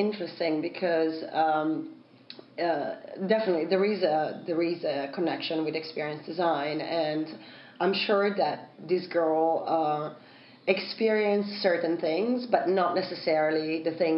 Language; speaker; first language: English; non-native, fluent; Italian